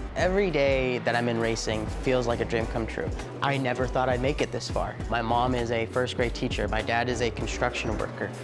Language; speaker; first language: English; native; English